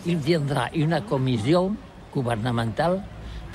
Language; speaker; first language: French; non-native, learner; Catalan